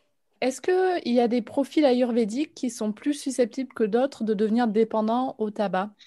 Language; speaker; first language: French; native; French